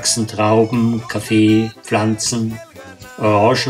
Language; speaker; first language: German; native; German